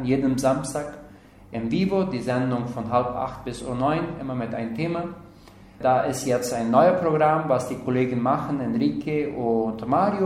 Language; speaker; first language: German; non-native, learner; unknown